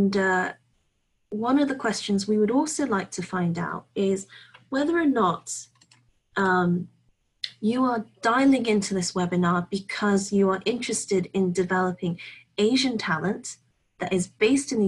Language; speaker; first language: English; native; English